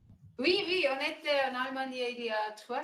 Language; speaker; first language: French; non-native, learner; German